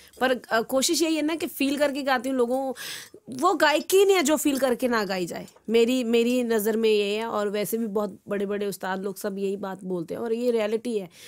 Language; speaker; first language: Hindi; non-native, local second language; Punjabi